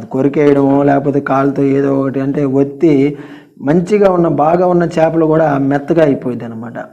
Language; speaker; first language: Telugu; non-native, local second language; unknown